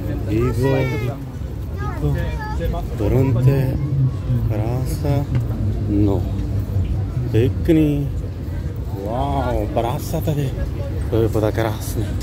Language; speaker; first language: Czech; non-native, learner; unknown